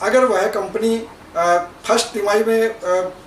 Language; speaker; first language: Hindi; native; Hindi